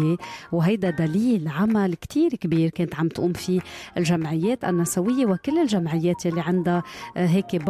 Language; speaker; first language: Arabic; native; Arabic